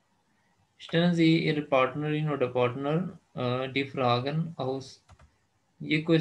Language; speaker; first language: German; non-native, fluent; Urdu